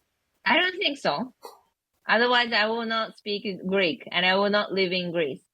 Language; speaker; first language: English; non-native, learner; Japanese